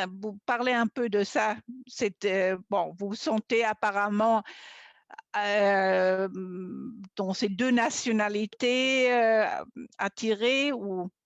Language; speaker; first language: French; non-native, fluent; German